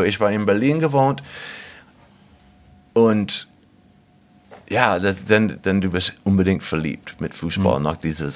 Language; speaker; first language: German; non-native, fluent; English